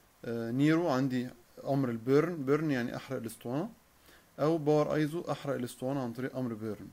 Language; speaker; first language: Arabic; native; Arabic